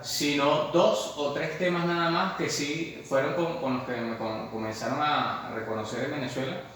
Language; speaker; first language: Spanish; native; Spanish